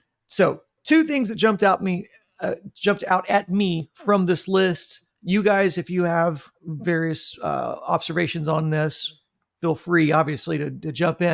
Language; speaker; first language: English; native; English